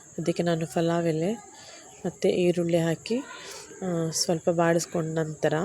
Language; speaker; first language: Kannada; native; Kannada